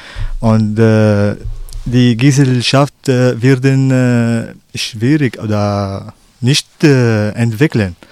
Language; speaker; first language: German; non-native, learner; Arabic